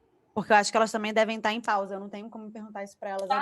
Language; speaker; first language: Portuguese; native; Portuguese